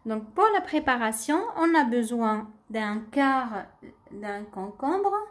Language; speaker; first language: French; non-native, local second language; Arabic